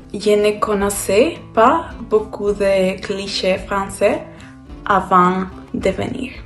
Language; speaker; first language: French; non-native, fluent; Spanish